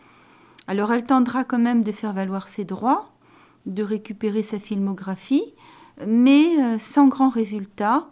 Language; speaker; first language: French; native; French